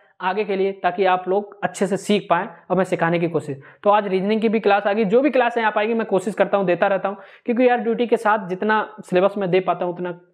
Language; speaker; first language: Hindi; native; Hindi